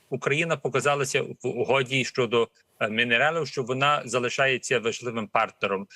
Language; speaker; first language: Ukrainian; early bilingual, heritage; Ukrainian